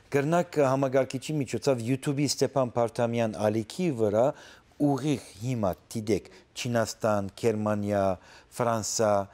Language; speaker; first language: Armenian; early bilingual, heritage; Armenian